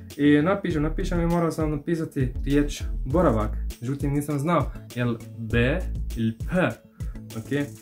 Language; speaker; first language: Bosnian; non-native, fluent; Arabic